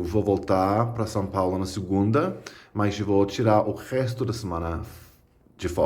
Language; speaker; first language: Portuguese; non-native, fluent; English